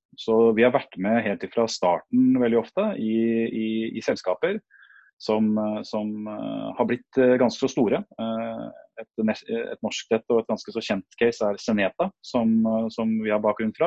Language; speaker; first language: Norwegian; native; Norwegian